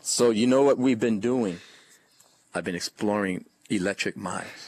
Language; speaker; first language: English; native; English